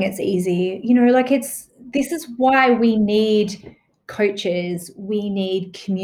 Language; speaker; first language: English; native; English